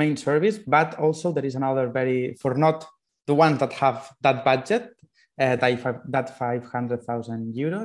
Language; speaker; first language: English; non-native, fluent; Spanish